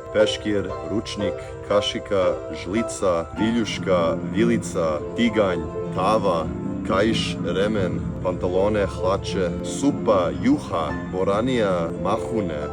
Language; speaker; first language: Serbian; early bilingual, heritage; Serbian